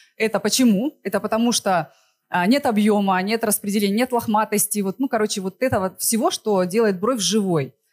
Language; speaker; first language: Russian; native; Russian